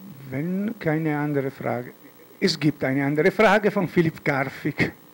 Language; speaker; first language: German; non-native, fluent; Italian